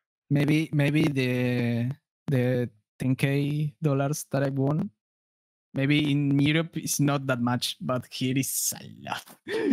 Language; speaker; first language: English; non-native, learner; Spanish